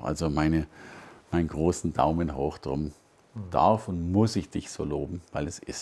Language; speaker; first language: German; native; German